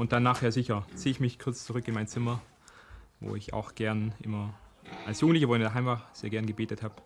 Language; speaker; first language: German; native; German